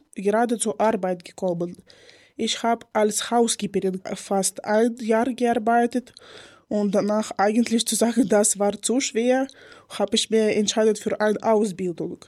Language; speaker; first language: German; non-native, learner; Ukrainian